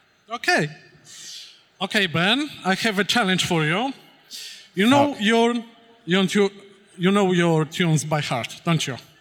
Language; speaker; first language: English; non-native, fluent; Polish